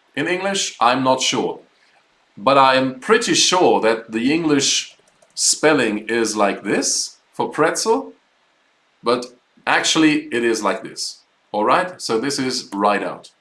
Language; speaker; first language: English; non-native, fluent; German